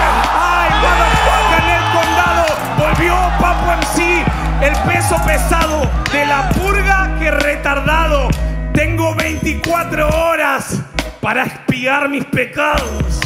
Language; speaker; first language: Spanish; native; Spanish